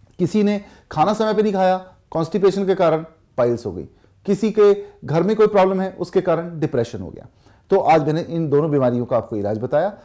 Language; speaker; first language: Hindi; native; Hindi